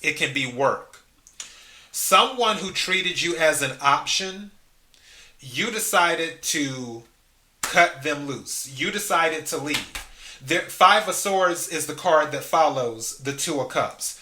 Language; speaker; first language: English; native; English